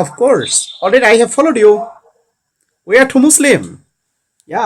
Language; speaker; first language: English; non-native, learner; Bangla